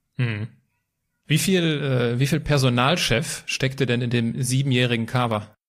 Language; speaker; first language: German; native; German